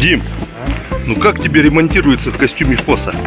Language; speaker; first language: Russian; native; Russian